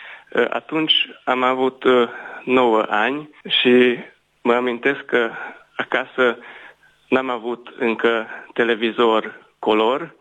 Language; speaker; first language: Romanian; non-native, local second language; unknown